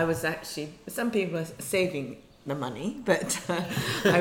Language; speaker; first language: English; non-native, fluent; Japanese